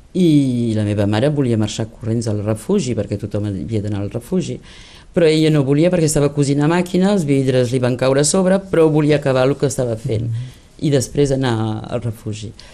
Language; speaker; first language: Catalan; early bilingual, heritage; Catalan